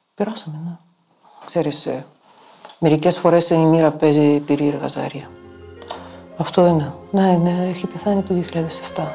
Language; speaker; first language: Greek; non-native, fluent; Russian